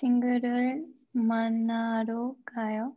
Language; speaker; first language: Korean; non-native, learner; Spanish